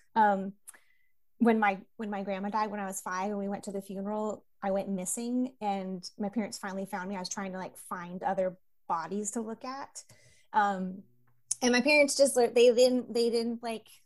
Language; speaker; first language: English; native; English